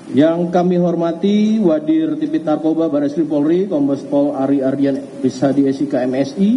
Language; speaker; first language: Indonesian; native; Indonesian